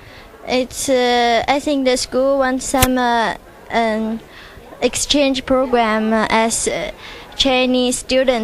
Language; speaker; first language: English; non-native, learner; Chinese